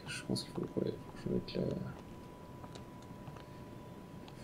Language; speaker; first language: French; native; French